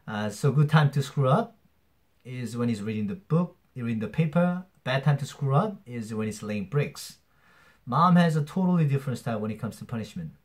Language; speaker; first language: English; non-native, fluent; Korean